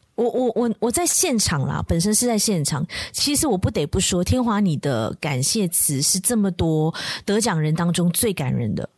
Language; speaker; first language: Chinese; native; Chinese